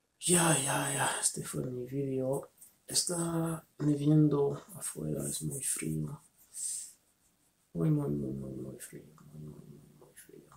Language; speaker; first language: Spanish; non-native, learner; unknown